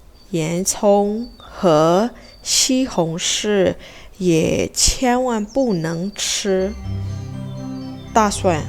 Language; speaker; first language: Chinese; non-native, fluent; Burmese